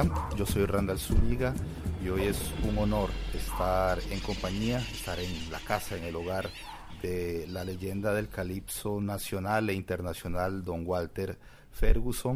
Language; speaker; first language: Spanish; native; Spanish